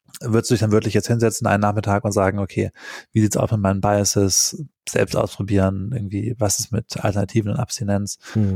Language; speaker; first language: German; native; German